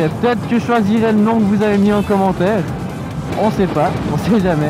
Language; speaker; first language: French; native; French